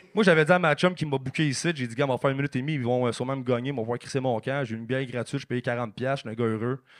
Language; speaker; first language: French; native; French